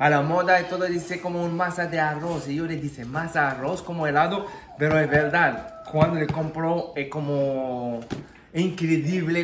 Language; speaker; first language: Spanish; non-native, learner; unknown